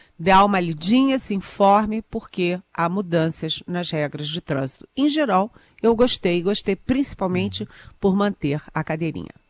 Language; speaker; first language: Portuguese; native; Portuguese